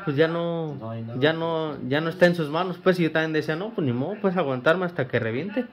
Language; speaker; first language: Spanish; native; Spanish